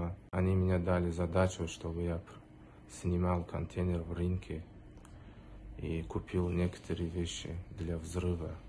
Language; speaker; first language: Russian; non-native, fluent; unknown